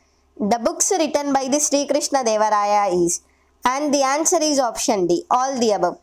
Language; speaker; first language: English; non-native, local second language; Telugu